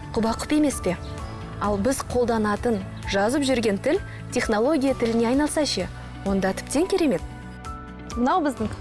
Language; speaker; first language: Kazakh; non-native, local second language; Russian